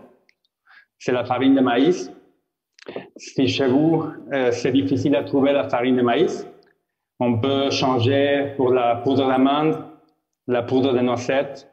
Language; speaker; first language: French; non-native, fluent; Spanish